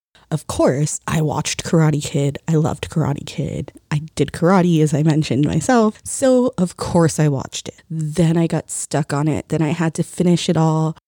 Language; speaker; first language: English; early bilingual, other home language; Spanish